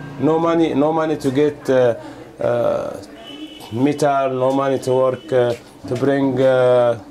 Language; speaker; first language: English; non-native, learner; Arabic